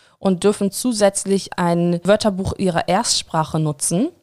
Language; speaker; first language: German; native; German